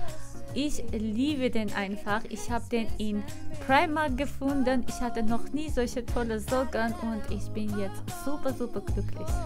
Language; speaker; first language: German; non-native, fluent; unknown